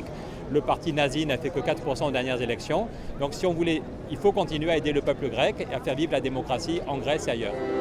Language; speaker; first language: French; native; French